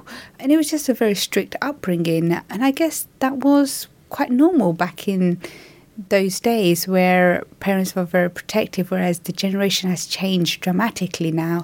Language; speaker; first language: English; native; English